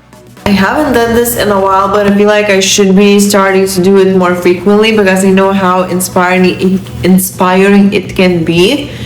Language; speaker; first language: English; non-native, fluent; Lithuanian